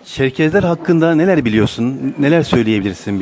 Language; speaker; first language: Turkish; native; Turkish